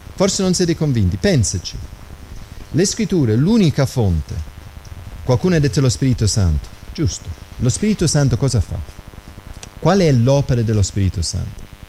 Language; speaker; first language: Italian; non-native, fluent; English